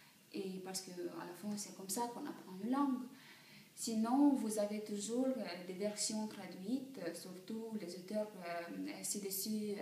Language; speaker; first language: French; non-native, fluent; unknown